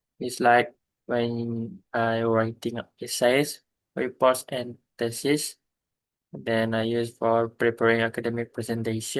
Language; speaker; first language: English; non-native, learner; Indonesian